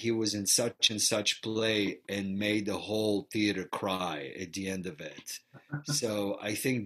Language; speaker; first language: English; non-native, fluent; Bulgarian